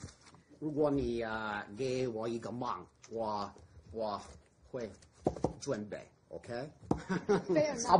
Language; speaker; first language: Chinese; non-native, learner; English